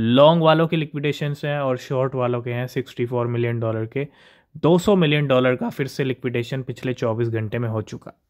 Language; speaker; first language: Hindi; native; Hindi